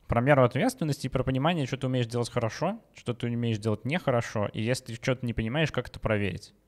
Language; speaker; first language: Russian; native; Russian